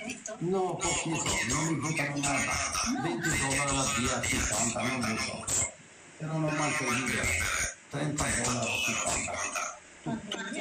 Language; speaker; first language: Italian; non-native, learner; Albanian